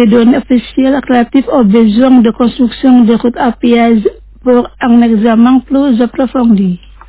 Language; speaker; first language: French; non-native, fluent; Indonesian